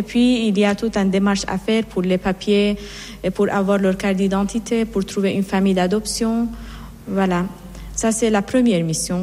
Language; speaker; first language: French; non-native, fluent; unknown